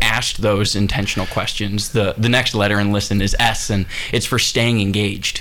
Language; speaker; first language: English; native; English